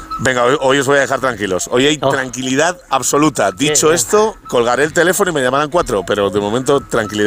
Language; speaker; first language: Spanish; native; Spanish